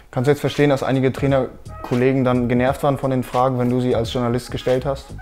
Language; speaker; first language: German; native; German